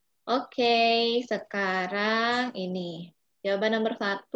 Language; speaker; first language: Indonesian; non-native, local second language; Balinese